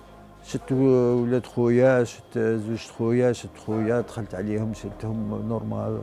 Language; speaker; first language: Arabic; native; Arabic